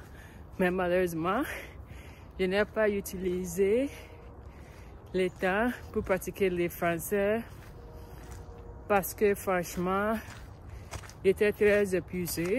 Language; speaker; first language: French; non-native, learner; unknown